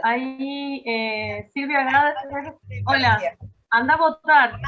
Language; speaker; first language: Spanish; native; Spanish